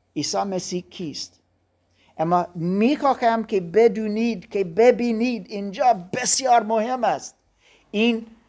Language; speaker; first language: Persian; non-native, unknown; German